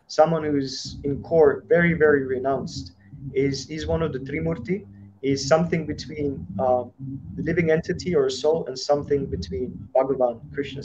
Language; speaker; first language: English; non-native, fluent; Slovak